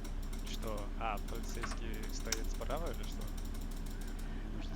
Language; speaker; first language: Russian; non-native, learner; English